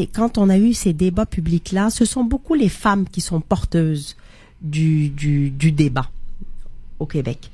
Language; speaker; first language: French; non-native, local second language; Arabic